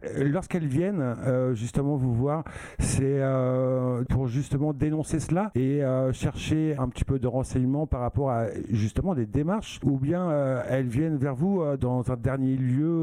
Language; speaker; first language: French; native; French